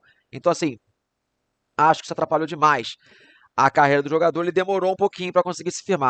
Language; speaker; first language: Portuguese; native; Portuguese